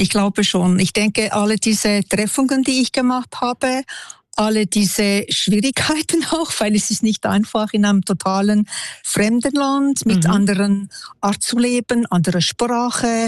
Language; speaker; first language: German; non-native, local second language; French